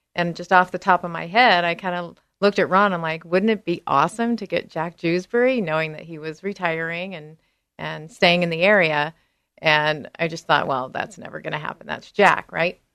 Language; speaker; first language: English; native; English